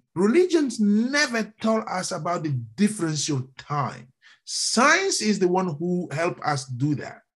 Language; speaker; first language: English; non-native, fluent; French